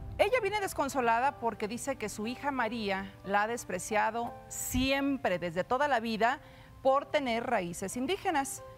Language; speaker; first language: Spanish; native; Spanish